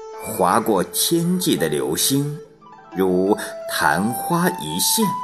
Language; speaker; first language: Chinese; native; Chinese